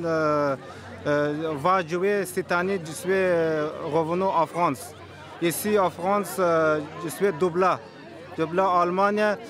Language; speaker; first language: French; non-native, learner; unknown